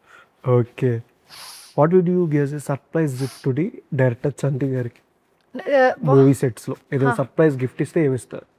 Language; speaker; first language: Telugu; native; Telugu